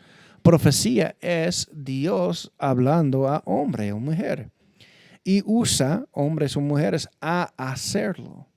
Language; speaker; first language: Spanish; non-native, fluent; English